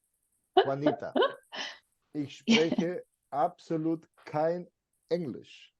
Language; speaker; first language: German; non-native, fluent; English